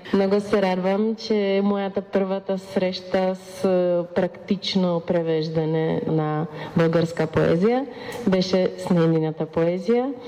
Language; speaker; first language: Bulgarian; non-native, fluent; Czech